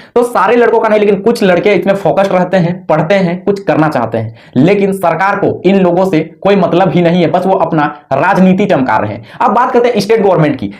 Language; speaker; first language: Hindi; native; Hindi